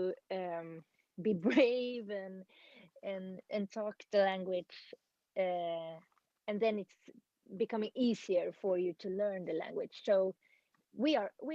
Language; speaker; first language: English; non-native, fluent; Swedish